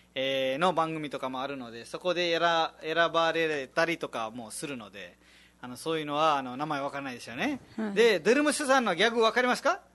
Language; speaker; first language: Japanese; non-native, fluent; Nepali